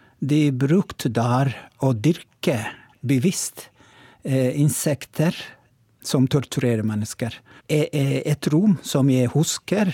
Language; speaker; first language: Norwegian; non-native, learner; Oromo